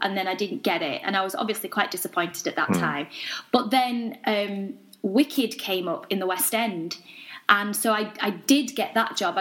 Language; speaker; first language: English; native; English